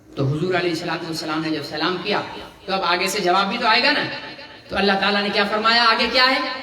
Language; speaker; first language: Urdu; non-native, local second language; Sindhi